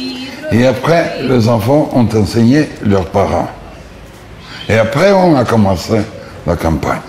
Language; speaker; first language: French; non-native, fluent; Portuguese